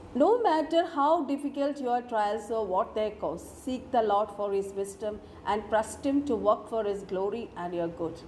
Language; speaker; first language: English; non-native, local second language; Malayalam